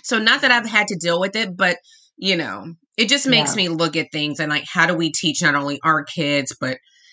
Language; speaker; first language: English; native; English